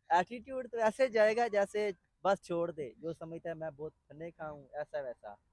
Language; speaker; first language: Urdu; non-native, local second language; Punjabi